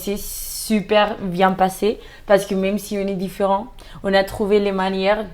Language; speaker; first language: French; non-native, fluent; Spanish